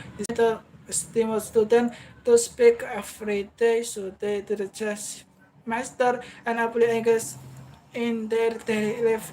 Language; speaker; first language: English; non-native, learner; Indonesian